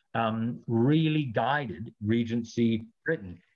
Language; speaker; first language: English; native; English